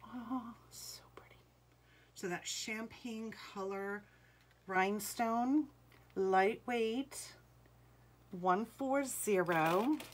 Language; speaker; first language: English; native; English